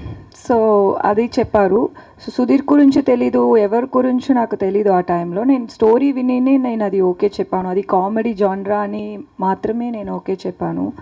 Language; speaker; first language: Telugu; non-native, learner; Tamil